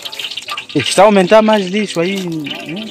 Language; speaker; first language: Portuguese; non-native, local second language; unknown